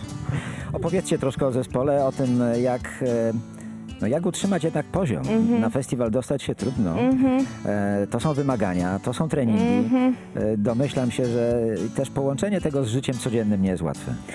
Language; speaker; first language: Polish; native; Polish